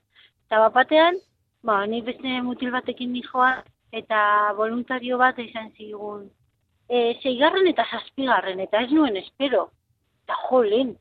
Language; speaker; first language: Basque; non-native, local second language; Spanish